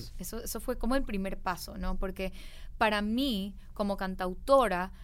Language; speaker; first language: Spanish; native; Spanish